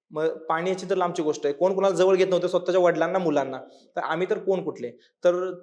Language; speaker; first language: Marathi; native; Marathi